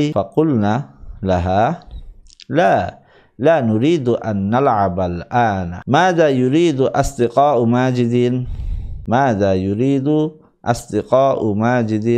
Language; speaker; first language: Arabic; non-native, fluent; Bangla